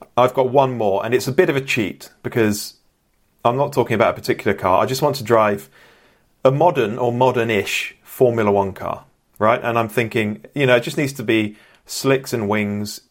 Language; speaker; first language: English; native; English